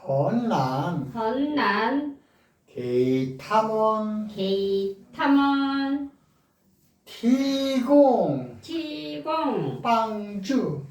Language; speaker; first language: Chinese; non-native, learner; Korean